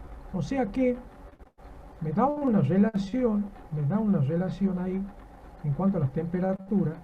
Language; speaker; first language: Spanish; native; Spanish